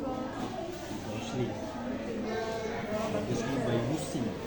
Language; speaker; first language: English; non-native, learner; Indonesian